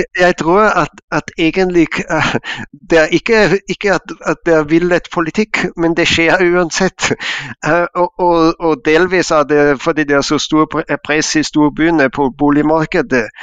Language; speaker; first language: Norwegian; non-native, fluent; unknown